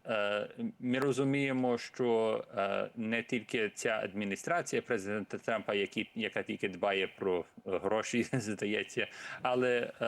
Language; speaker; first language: Ukrainian; early bilingual, heritage; Ukrainian